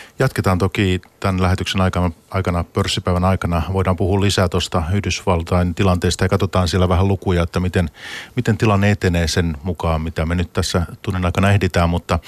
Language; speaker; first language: Finnish; native; Finnish